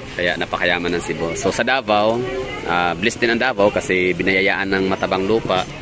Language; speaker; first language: Filipino; non-native, local second language; Cebuano